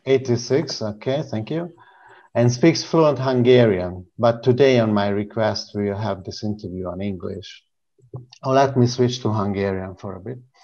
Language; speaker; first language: English; non-native, fluent; Hungarian